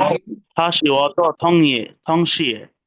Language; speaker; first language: Chinese; non-native, learner; Bangla